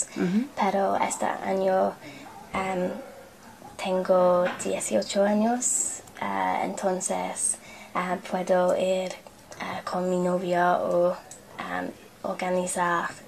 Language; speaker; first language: Spanish; non-native, learner; English